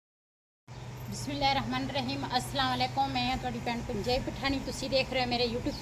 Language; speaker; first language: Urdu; non-native, local second language; Punjabi